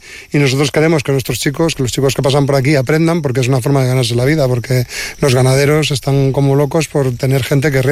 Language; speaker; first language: Spanish; native; Spanish